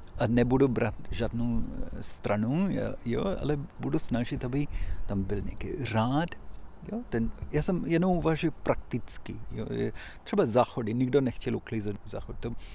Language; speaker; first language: Czech; non-native, fluent; Hindi